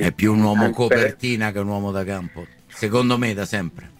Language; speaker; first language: Italian; native; Italian